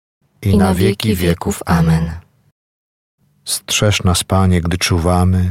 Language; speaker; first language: Polish; native; Polish